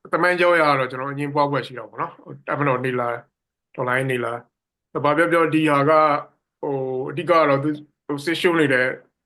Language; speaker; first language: Burmese; native; Burmese